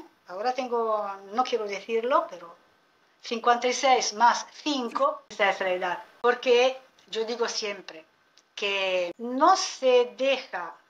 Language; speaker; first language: Spanish; non-native, fluent; Italian